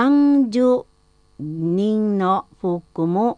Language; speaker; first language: Japanese; non-native, fluent; Indonesian